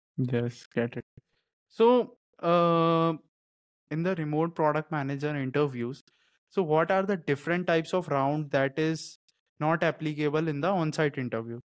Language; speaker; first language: English; non-native, local second language; Hindi